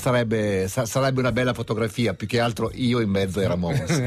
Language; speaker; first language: Italian; native; Italian